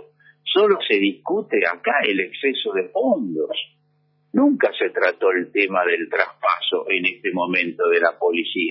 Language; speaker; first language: Spanish; native; Spanish